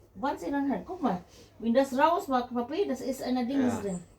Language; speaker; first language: German; non-native, learner; Filipino